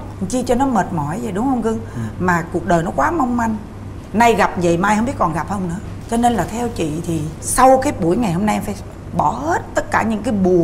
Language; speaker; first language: Vietnamese; native; Vietnamese